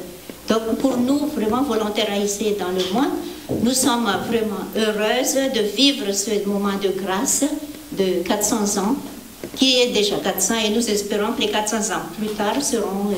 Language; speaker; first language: French; non-native, local second language; Malagasy